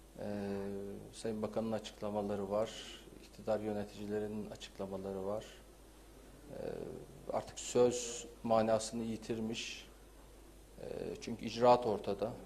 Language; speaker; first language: Turkish; native; Turkish